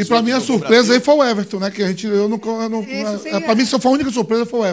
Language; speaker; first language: Portuguese; native; Portuguese